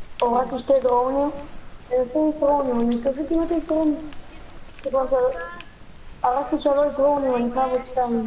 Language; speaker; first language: Hebrew; native; Hebrew